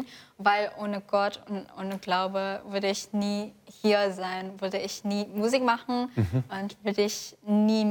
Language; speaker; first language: German; non-native, fluent; Indonesian